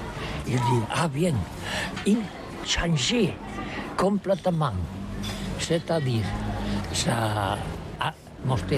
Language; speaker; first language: French; non-native, learner; Catalan